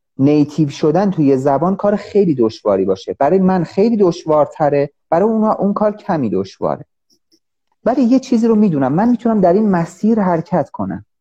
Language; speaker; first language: Persian; native; Persian